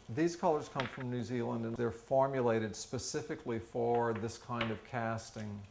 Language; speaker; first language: English; native; English